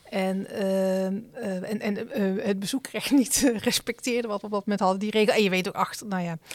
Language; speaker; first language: Dutch; native; Dutch